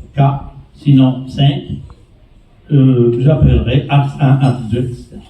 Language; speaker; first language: French; non-native, local second language; Arabic